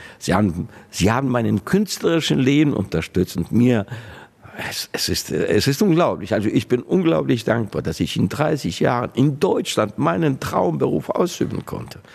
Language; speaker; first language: German; non-native, fluent; Georgian